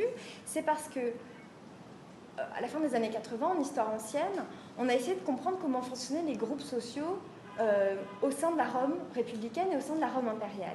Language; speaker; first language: French; native; French